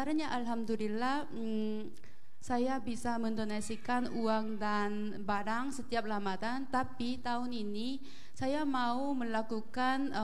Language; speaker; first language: Indonesian; non-native, learner; Korean